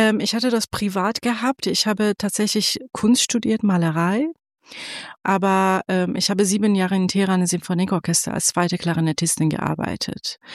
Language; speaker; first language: German; non-native, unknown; Persian